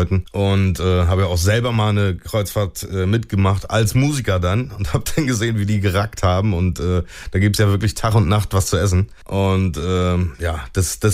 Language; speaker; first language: German; native; German